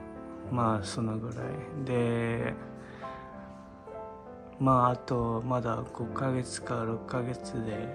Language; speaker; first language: Japanese; non-native, learner; Nepali